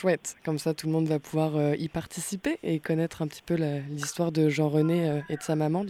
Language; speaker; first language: French; native; French